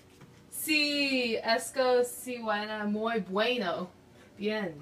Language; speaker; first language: Spanish; non-native, learner; English